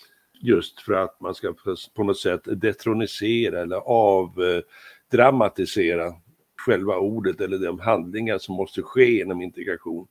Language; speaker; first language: Swedish; native; Swedish